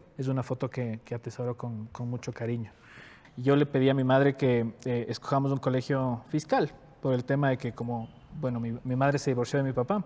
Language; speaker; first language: Spanish; native; Spanish